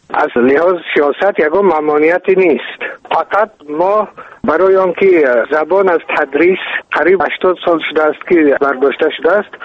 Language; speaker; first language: Persian; early bilingual, heritage; Persian